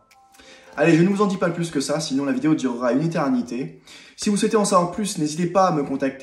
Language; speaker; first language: French; native; French